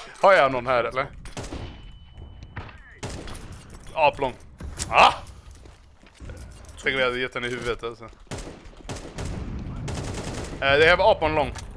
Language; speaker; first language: Swedish; native; Swedish